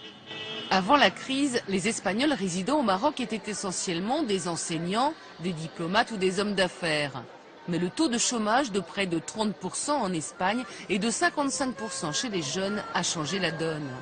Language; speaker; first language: French; native; French